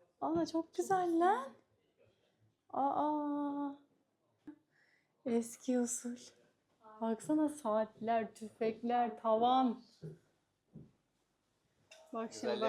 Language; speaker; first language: Turkish; native; Turkish